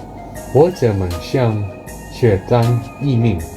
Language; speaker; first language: Chinese; non-native, learner; Indonesian